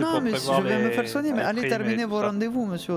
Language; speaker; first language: French; native; French